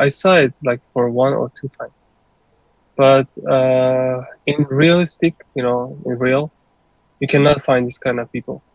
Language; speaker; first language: English; non-native, learner; Persian